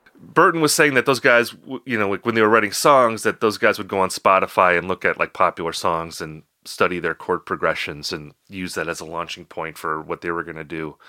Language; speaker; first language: English; native; English